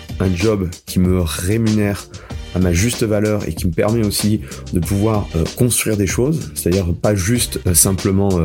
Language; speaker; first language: French; native; French